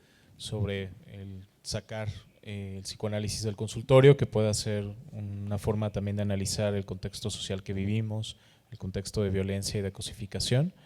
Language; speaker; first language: Spanish; native; Spanish